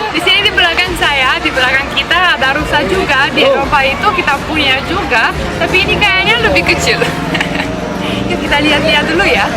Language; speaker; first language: Indonesian; non-native, fluent; Romanian